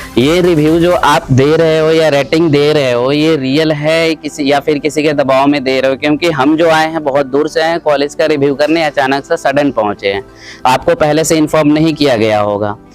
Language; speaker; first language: Hindi; native; Hindi